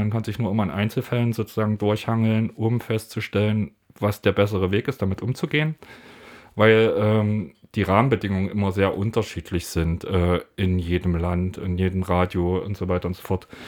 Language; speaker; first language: German; native; German